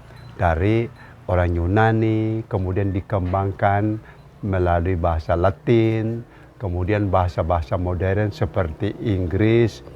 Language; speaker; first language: Indonesian; non-native, local second language; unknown